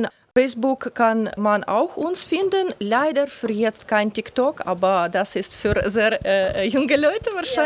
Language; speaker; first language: German; non-native, learner; Ukrainian